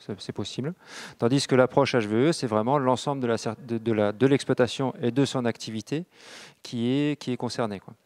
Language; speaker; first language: French; native; French